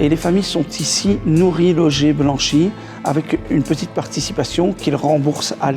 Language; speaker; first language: French; native; French